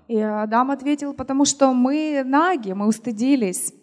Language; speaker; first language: Russian; native; Russian